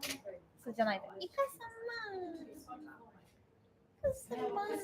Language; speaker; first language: Japanese; non-native, learner; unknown